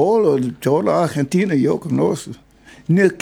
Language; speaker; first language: Spanish; non-native, learner; English